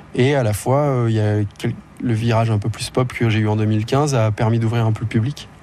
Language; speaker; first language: French; native; French